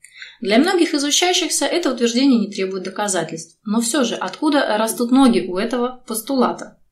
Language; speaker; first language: Russian; native; Russian